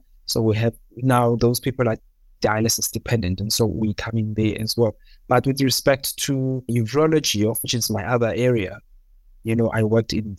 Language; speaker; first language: English; non-native, local second language; Zulu